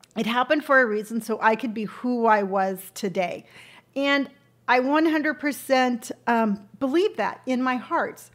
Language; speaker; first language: English; native; English